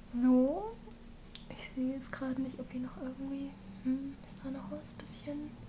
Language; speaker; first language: German; native; German